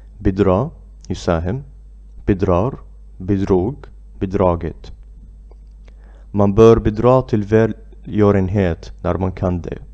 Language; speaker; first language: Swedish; non-native, fluent; Arabic